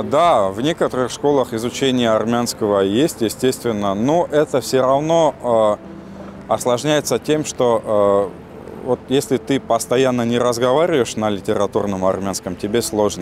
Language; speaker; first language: Russian; native; Russian